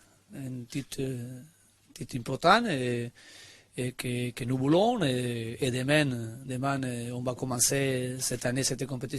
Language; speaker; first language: French; non-native, learner; Spanish